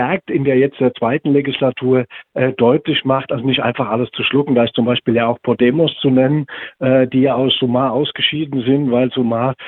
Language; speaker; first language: German; native; German